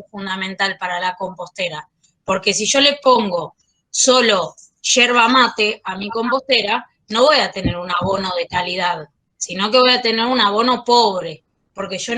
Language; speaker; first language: Spanish; native; Spanish